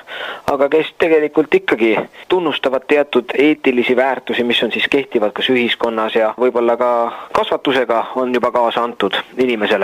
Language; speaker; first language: Estonian; native; Estonian